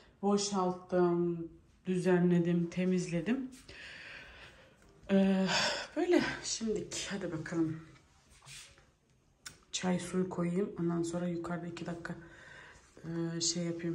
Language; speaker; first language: Turkish; early bilingual, heritage; Turkish